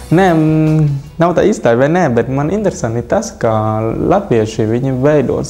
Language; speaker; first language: Latvian; non-native, learner; Vietnamese